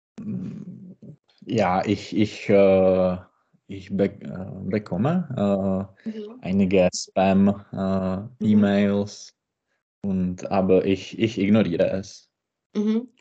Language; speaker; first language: German; non-native, learner; Czech